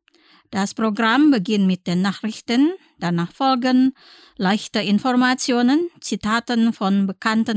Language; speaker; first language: German; non-native, fluent; Indonesian